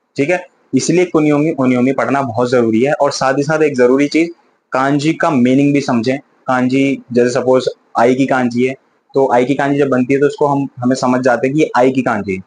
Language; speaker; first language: Hindi; native; Hindi